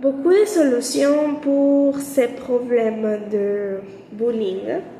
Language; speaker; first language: French; non-native, learner; Spanish